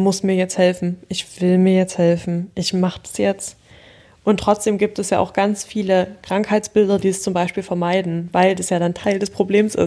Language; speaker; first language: German; native; German